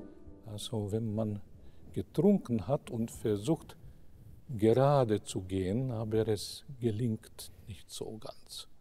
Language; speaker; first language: German; non-native, fluent; Hungarian